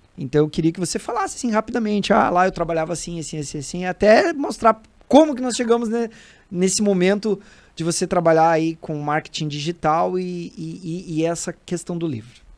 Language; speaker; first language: Portuguese; native; Portuguese